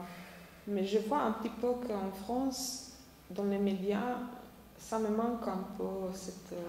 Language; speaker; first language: French; non-native, fluent; Slovenian